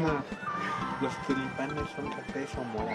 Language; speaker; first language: Spanish; native; Spanish